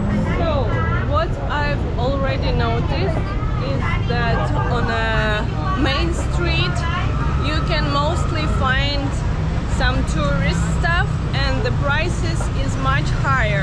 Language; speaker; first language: English; non-native, fluent; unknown